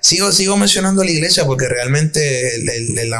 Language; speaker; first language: Spanish; native; Spanish